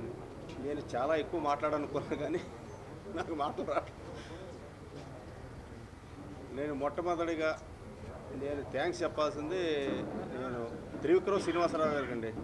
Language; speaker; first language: Telugu; native; Telugu